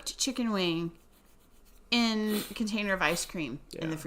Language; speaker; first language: English; native; English